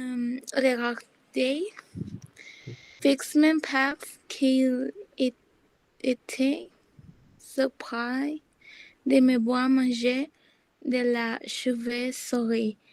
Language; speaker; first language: French; non-native, learner; Spanish